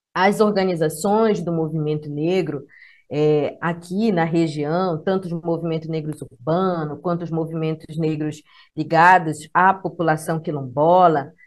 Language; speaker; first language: Portuguese; native; Portuguese